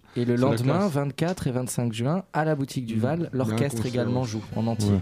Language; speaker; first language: French; native; French